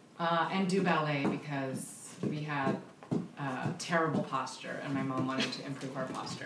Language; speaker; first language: English; early bilingual, other home language; Filipino